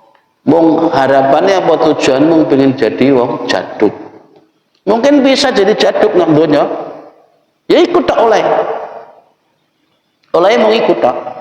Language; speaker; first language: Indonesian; non-native, local second language; Javanese